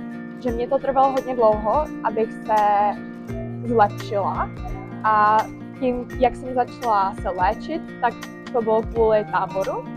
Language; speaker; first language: Czech; early bilingual, heritage; Czech